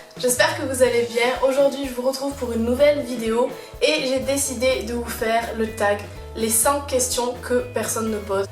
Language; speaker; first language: French; native; French